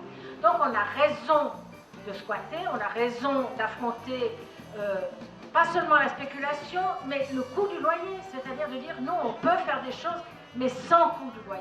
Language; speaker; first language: French; native; French